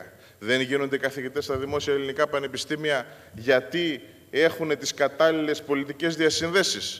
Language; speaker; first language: Greek; native; Greek